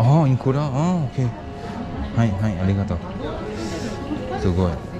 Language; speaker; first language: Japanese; non-native, learner; Thai